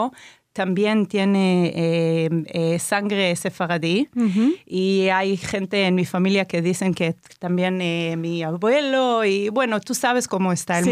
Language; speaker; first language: Spanish; non-native, fluent; Hebrew